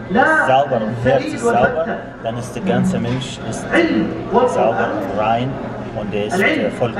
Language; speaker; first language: German; non-native, fluent; Arabic